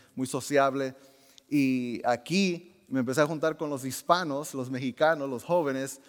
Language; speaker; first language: Spanish; early bilingual, heritage; Spanish